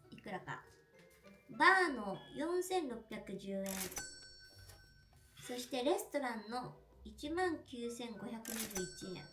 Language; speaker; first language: Japanese; native; Japanese